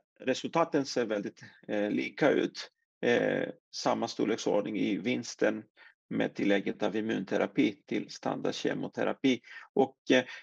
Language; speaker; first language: Swedish; non-native, fluent; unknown